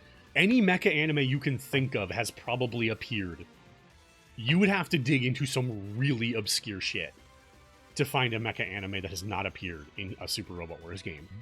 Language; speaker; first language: English; native; English